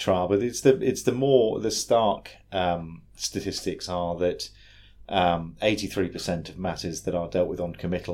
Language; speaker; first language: English; native; English